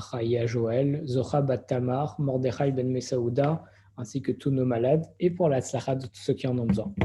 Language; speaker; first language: French; native; French